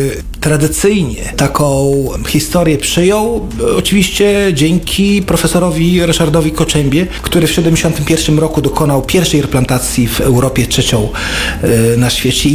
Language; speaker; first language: Polish; non-native, fluent; Arabic